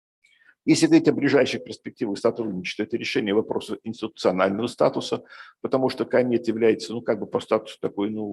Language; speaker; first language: Russian; native; Russian